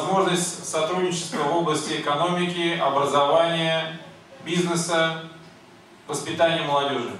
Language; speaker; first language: Russian; native; Russian